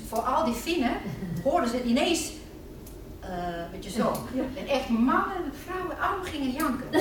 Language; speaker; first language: Dutch; non-native, fluent; Finnish